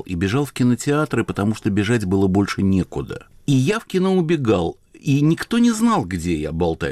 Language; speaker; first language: Russian; native; Russian